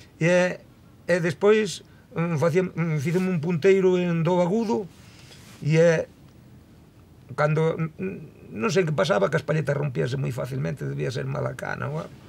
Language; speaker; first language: Galician; native; Galician